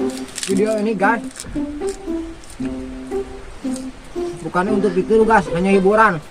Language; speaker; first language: Indonesian; non-native, local second language; Sundanese